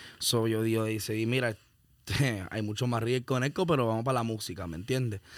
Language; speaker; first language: Spanish; early bilingual, heritage; Spanish